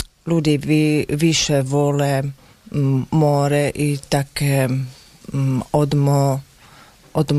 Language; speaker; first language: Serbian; non-native, learner; Slovak